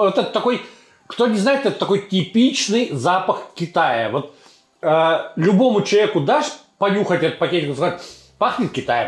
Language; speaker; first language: Russian; native; Russian